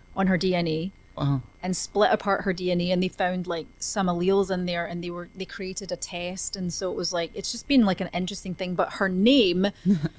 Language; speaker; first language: English; native; English